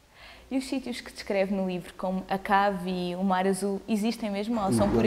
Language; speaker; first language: Portuguese; native; Portuguese